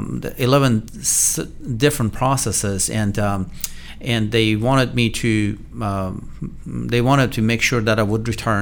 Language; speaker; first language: English; non-native, fluent; Persian